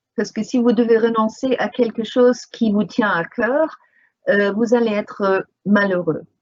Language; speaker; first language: French; non-native, fluent; English